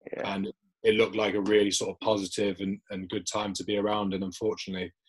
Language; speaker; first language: English; native; English